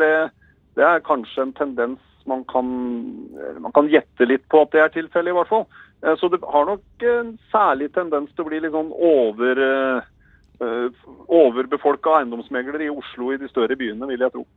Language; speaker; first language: Norwegian; native; Norwegian